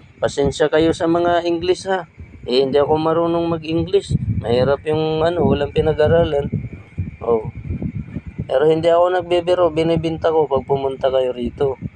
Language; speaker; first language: Filipino; native; Filipino